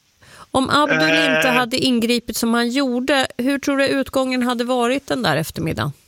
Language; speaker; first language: Swedish; native; Swedish